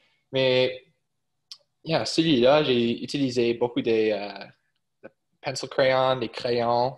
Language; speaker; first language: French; early bilingual, heritage; English